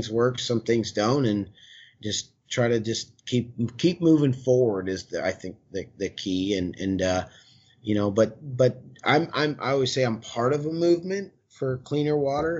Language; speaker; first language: English; native; English